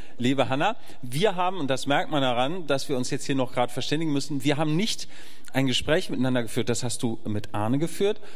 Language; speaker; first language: German; native; German